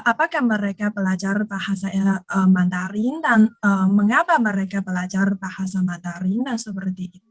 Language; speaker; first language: Indonesian; non-native, learner; Chinese